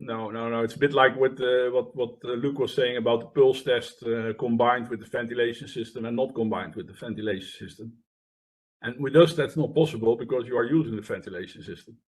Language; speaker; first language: English; non-native, fluent; Dutch